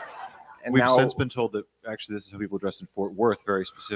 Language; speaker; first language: English; native; English